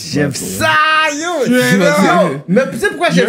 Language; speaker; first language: French; native; French